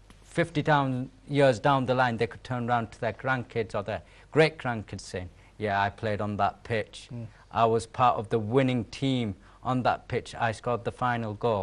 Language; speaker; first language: English; native; English